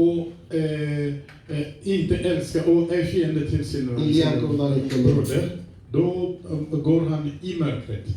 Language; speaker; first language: Swedish; non-native, fluent; French